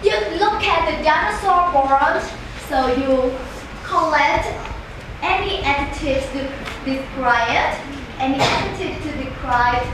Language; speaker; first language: English; non-native, learner; Vietnamese